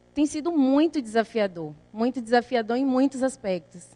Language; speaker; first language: Portuguese; native; Portuguese